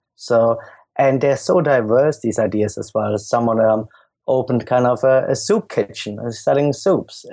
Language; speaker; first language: English; non-native, fluent; German